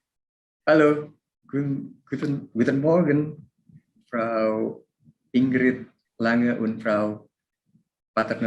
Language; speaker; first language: German; non-native, fluent; Indonesian